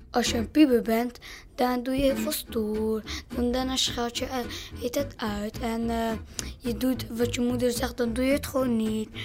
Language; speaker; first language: Dutch; early bilingual, other home language; Persian